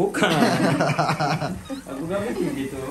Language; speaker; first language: Indonesian; non-native, learner; Urdu